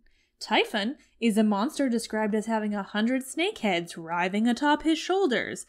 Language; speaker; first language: English; native; English